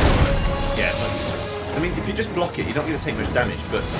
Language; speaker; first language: English; native; English